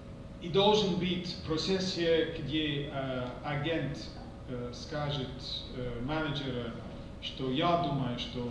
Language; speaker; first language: Russian; non-native, fluent; English